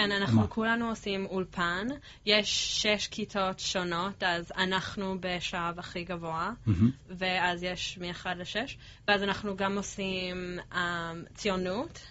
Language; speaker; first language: Hebrew; early bilingual, heritage; English